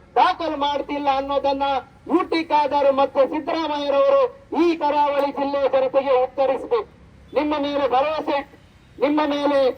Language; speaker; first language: Kannada; native; Kannada